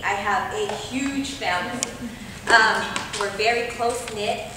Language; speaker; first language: English; native; English